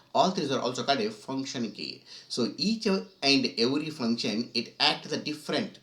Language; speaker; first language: English; non-native, local second language; Kannada